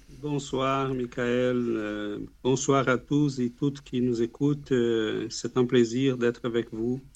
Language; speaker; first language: French; non-native, fluent; Portuguese